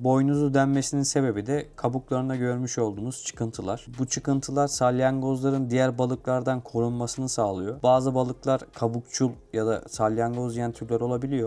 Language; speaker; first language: Turkish; native; Turkish